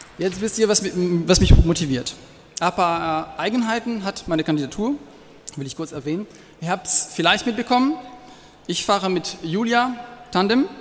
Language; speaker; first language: German; non-native, fluent; French